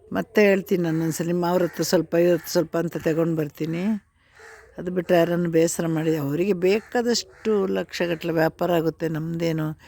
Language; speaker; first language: Kannada; native; Kannada